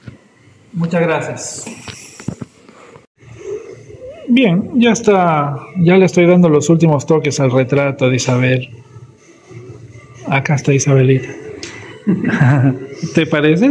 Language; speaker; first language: Spanish; native; Spanish